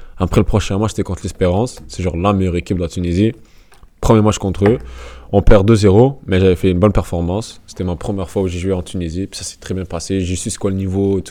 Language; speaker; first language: French; native; French